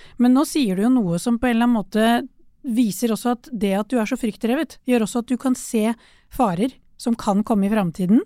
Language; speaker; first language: Norwegian; early bilingual, other home language; Urdu